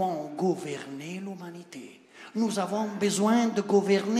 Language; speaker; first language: French; non-native, learner; Italian